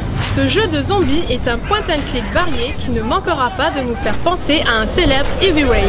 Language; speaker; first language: French; native; French